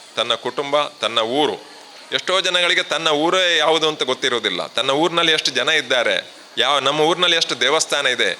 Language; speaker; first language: Kannada; non-native, local second language; Tulu